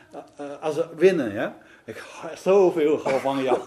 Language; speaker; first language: Dutch; non-native, learner; Chinese